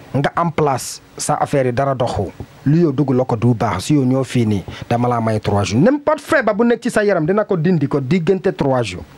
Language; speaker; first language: Wolof; non-native, learner; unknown